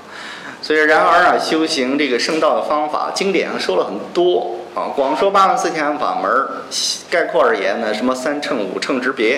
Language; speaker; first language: Chinese; native; Chinese